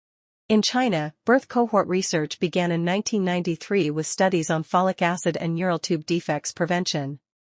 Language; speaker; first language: English; non-native, fluent; Chinese